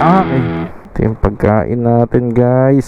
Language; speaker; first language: Filipino; native; Filipino